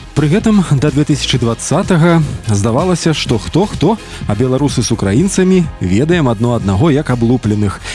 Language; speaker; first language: Belarusian; native; Belarusian